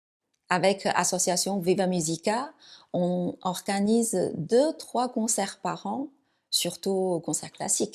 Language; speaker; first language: French; non-native, fluent; Chinese